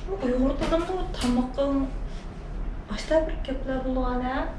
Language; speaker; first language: Turkish; non-native, learner; Uyghur